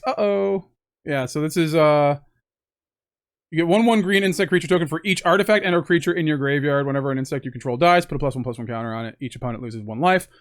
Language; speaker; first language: English; native; English